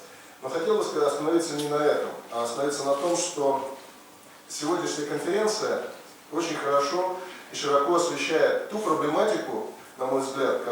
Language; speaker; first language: Russian; native; Russian